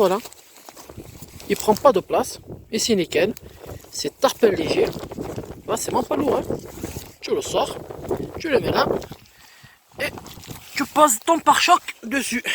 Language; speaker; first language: French; native; French